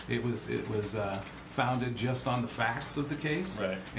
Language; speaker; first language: English; native; English